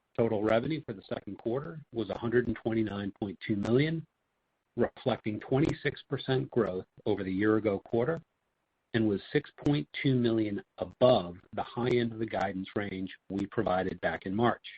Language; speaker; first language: English; native; English